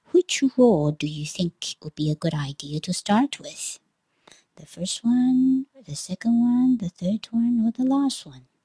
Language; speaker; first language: English; non-native, fluent; Chinese